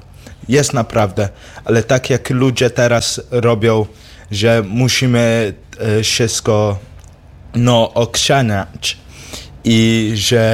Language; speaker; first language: Polish; early bilingual, heritage; English